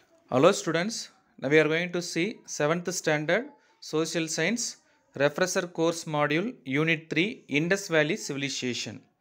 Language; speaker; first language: English; non-native, local second language; Tamil